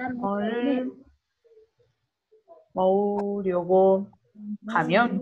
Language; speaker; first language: Korean; non-native, learner; Spanish